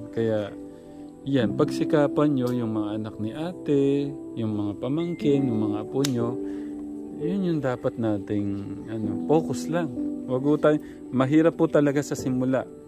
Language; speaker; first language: Filipino; native; Filipino